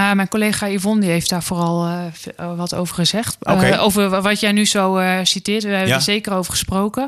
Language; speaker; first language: Dutch; native; Dutch